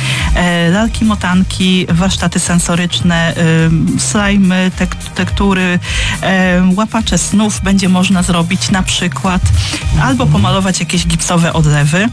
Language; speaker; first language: Polish; native; Polish